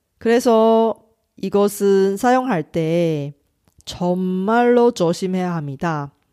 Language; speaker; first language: Korean; non-native, fluent; Chinese